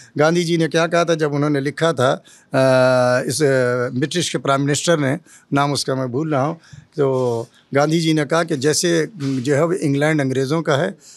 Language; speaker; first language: Hindi; native; Hindi